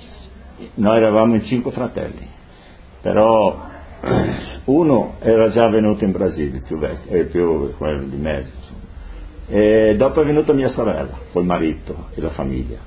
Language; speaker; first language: Italian; non-native, local second language; Friulian